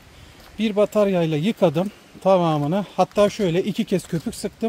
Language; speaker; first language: Turkish; native; Turkish